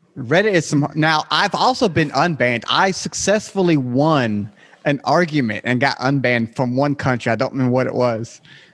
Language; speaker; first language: English; native; English